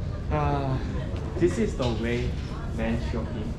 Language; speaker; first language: English; non-native, learner; Korean